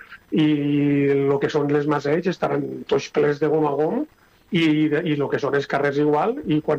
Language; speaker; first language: Catalan; native; Catalan